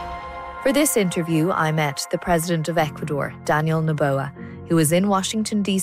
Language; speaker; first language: English; native; English